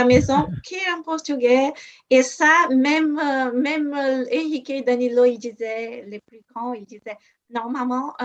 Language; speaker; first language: French; non-native, fluent; Portuguese